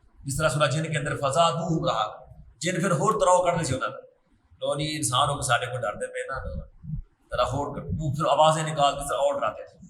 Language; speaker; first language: Urdu; non-native, local second language; Punjabi